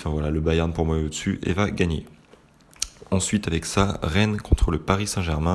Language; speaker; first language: French; native; French